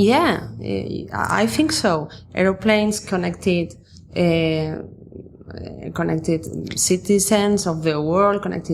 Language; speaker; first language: English; non-native, fluent; Spanish